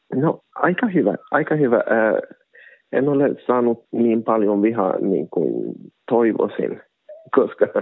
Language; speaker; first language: Finnish; non-native, local second language; Swedish